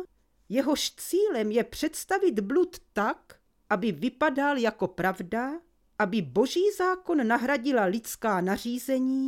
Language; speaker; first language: Czech; native; Czech